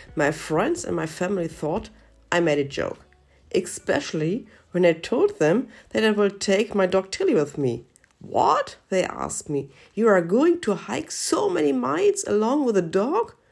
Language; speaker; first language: English; non-native, learner; German